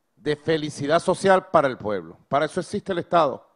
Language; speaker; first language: Spanish; native; Spanish